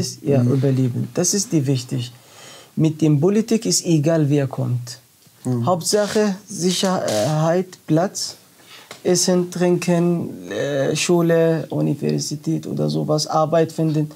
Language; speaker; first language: German; non-native, learner; Arabic